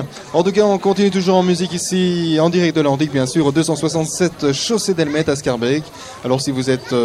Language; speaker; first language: French; native; French